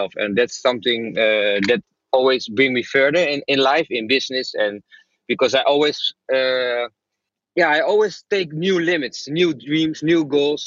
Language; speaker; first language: English; non-native, fluent; Dutch